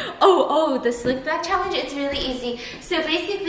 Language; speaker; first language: English; early bilingual, other home language; Korean